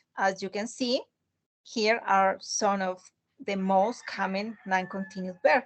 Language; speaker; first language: English; non-native, learner; Spanish